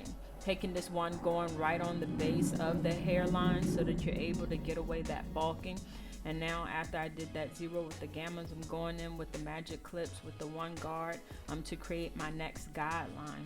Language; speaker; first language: English; native; English